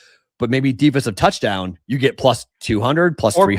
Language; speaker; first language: English; native; English